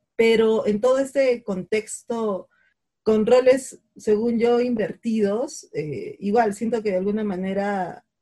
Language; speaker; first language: Spanish; native; Spanish